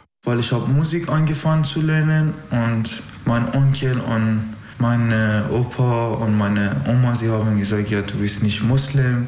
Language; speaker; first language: German; non-native, learner; Persian